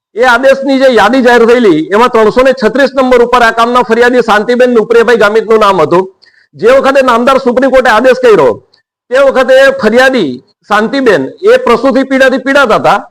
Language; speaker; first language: Gujarati; native; Gujarati